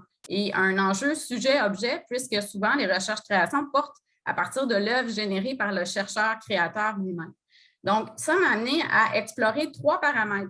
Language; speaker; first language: French; native; French